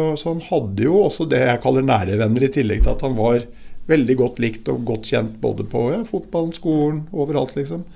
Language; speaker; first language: Norwegian; native; Norwegian